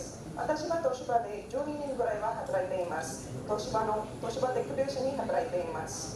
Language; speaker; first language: Japanese; non-native, learner; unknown